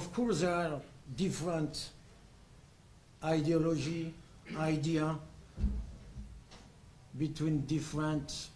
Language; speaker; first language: English; non-native, learner; French